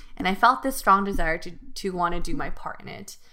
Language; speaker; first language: English; native; English